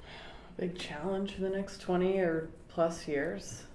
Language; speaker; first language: English; native; English